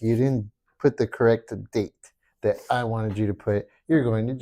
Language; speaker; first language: English; native; English